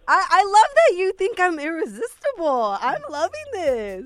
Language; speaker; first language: English; native; English